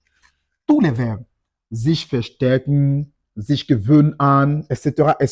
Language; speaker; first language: German; non-native, fluent; French